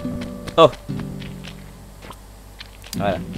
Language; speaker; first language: French; native; French